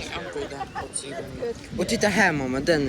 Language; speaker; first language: Swedish; early bilingual, other home language; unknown